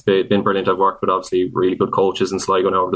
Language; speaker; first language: English; native; English